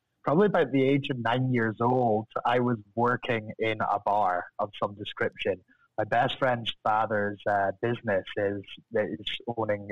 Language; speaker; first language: English; native; English